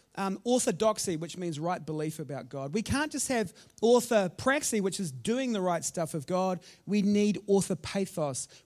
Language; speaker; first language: English; native; English